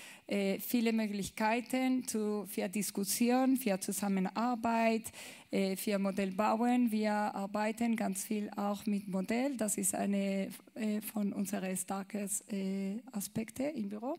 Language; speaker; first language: German; non-native, learner; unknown